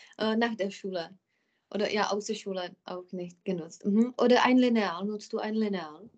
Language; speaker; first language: German; non-native, fluent; Czech